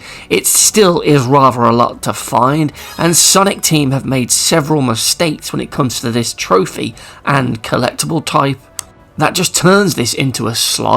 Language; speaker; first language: English; native; English